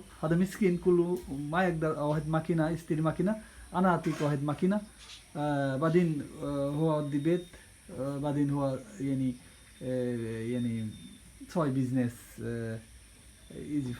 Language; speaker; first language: Arabic; non-native, learner; Bangla